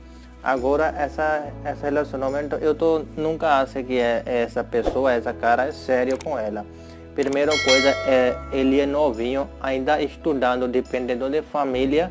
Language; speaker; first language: Portuguese; non-native, learner; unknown